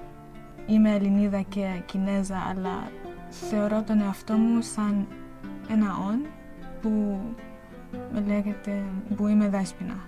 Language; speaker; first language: Greek; early bilingual, heritage; Greek